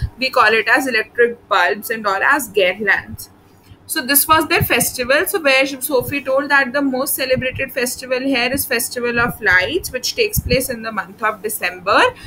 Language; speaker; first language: English; non-native, local second language; Hindi